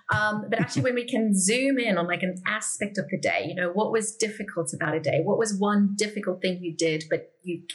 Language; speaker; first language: English; native; English